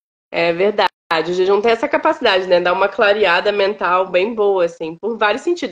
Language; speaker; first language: Portuguese; native; Portuguese